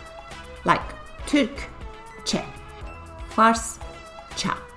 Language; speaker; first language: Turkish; non-native, fluent; English